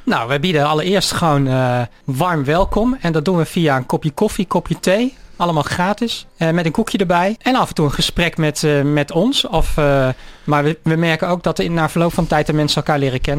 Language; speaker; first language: Dutch; native; Dutch